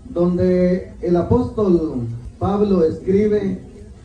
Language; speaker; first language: Spanish; native; Spanish